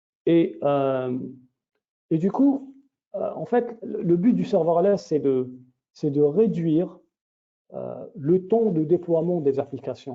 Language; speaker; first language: French; native; French